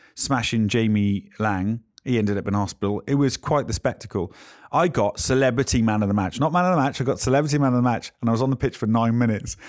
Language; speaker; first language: English; native; English